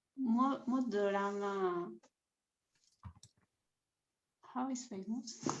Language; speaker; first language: English; non-native, learner; Spanish